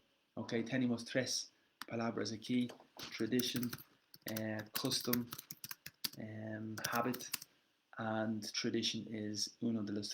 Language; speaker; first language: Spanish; non-native, learner; English